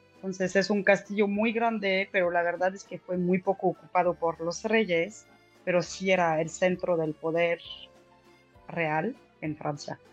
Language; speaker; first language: Spanish; non-native, fluent; French